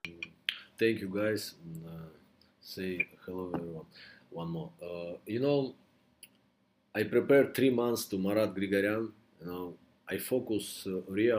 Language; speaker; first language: English; non-native, learner; Russian